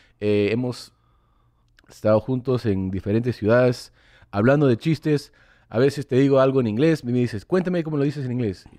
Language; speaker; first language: Spanish; early bilingual, heritage; English